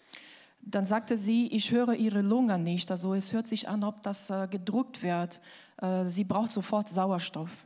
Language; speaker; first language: German; non-native, fluent; Portuguese